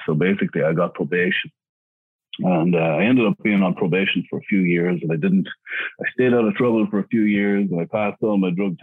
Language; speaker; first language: English; native; English